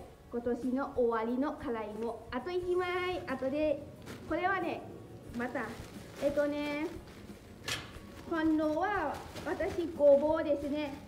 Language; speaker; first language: Japanese; non-native, learner; Lao